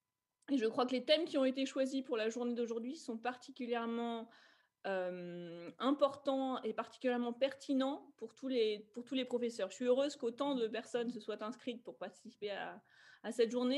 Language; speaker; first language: French; native; French